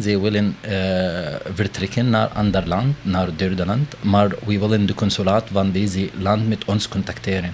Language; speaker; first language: Dutch; non-native, learner; Arabic